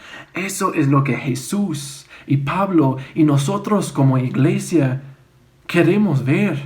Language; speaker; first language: Spanish; non-native, fluent; English